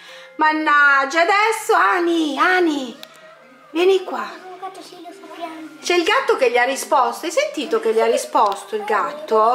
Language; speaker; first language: Italian; native; Italian